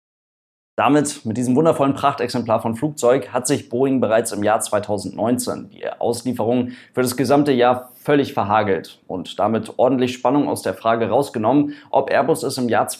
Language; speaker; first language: German; native; German